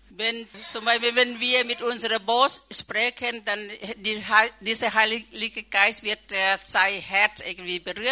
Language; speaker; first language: German; non-native, learner; Thai